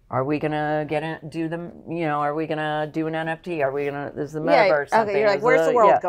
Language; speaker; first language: English; native; English